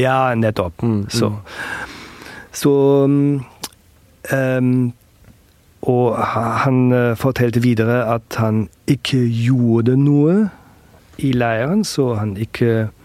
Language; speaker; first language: Norwegian; early bilingual, heritage; German